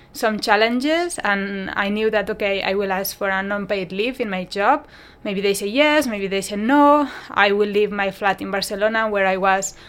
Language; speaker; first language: English; non-native, fluent; Spanish